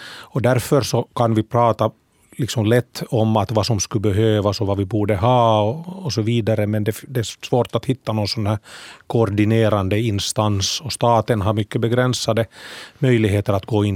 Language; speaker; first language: Swedish; native; Swedish